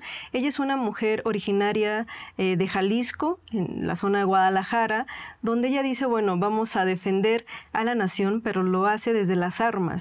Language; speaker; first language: Spanish; native; Spanish